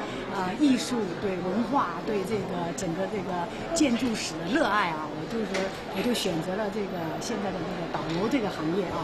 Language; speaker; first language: Chinese; native; Chinese